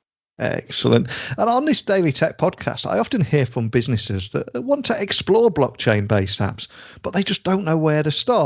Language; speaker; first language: English; native; English